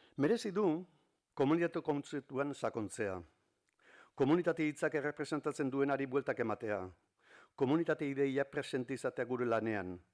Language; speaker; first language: Basque; native; Basque